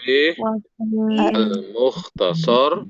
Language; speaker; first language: Arabic; non-native, fluent; Indonesian